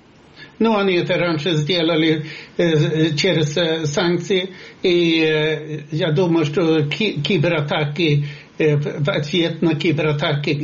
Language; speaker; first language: Russian; non-native, fluent; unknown